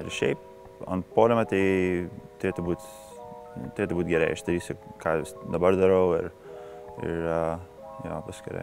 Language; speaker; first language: Lithuanian; early bilingual, heritage; Lithuanian